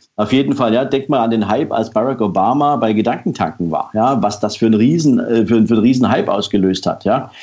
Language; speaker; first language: German; native; German